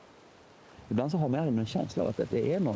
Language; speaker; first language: Swedish; native; Swedish